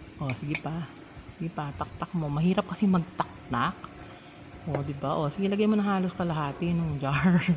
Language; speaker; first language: Filipino; non-native, local second language; Pampanga